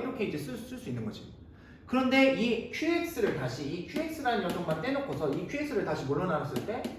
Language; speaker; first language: Korean; native; Korean